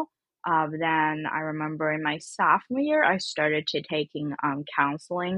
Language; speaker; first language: English; non-native, fluent; Chinese